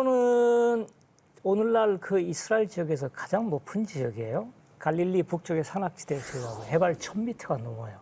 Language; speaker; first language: Korean; native; Korean